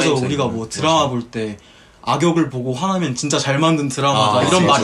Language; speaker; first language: Korean; native; Korean